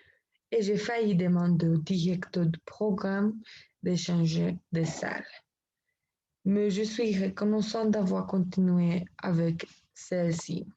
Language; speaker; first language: French; non-native, learner; Spanish